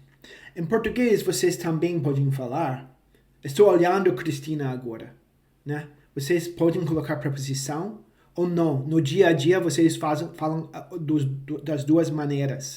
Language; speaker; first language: Portuguese; non-native, fluent; English